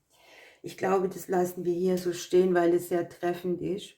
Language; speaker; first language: German; native; German